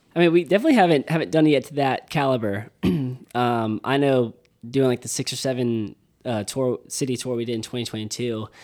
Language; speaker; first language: English; native; English